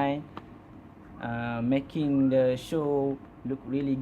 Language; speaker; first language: English; non-native, learner; Malay